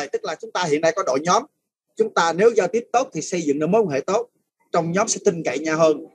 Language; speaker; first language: Vietnamese; early bilingual, other home language; French